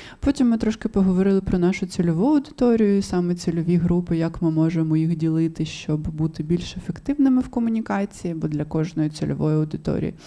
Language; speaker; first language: Ukrainian; non-native, local second language; Russian